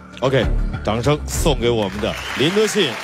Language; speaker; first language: Chinese; native; Chinese